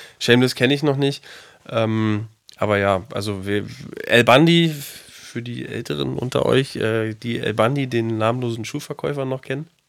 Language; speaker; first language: German; native; German